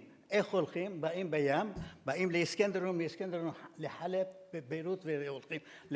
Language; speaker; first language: Hebrew; non-native, fluent; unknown